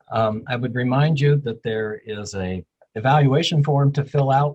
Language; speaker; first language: English; native; English